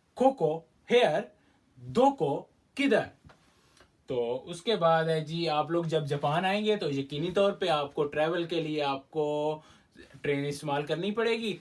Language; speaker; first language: Urdu; native; Urdu